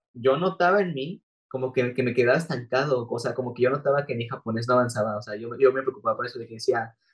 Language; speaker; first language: Spanish; native; Spanish